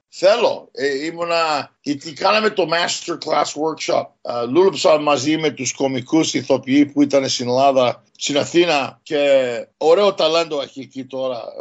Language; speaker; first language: Greek; early bilingual, heritage; Greek